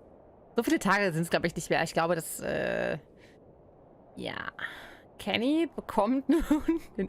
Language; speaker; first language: German; native; German